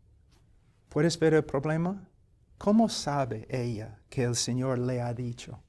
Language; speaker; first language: Spanish; non-native, fluent; English